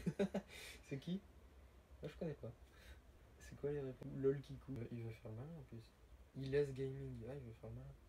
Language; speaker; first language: French; native; French